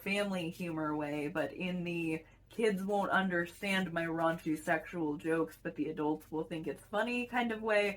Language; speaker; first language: English; native; English